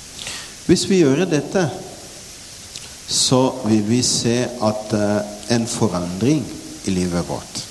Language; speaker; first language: Norwegian; non-native, fluent; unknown